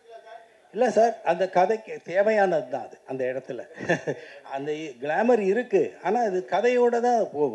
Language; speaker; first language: Tamil; native; Tamil